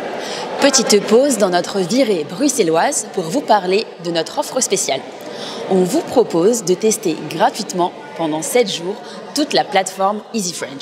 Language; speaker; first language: French; native; French